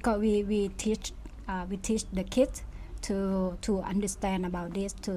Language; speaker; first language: English; non-native, fluent; Thai